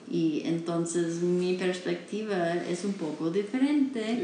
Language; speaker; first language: Spanish; non-native, learner; English